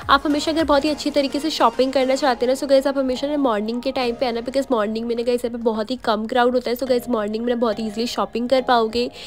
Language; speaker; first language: Hindi; native; Hindi